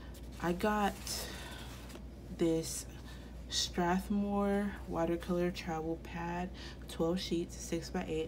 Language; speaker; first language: English; native; English